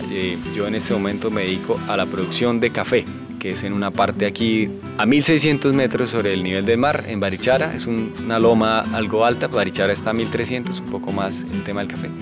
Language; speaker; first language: Spanish; native; Spanish